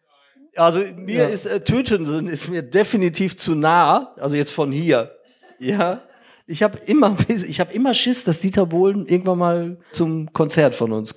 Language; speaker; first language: German; native; German